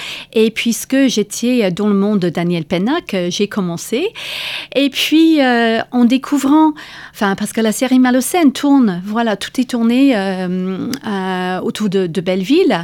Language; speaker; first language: French; non-native, fluent; English